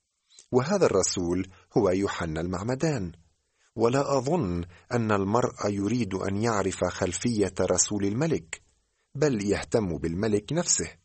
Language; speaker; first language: Arabic; native; Arabic